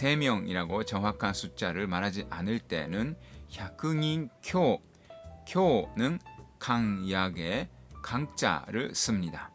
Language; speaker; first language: Korean; non-native, fluent; Japanese